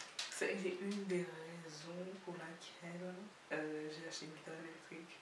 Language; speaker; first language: French; native; French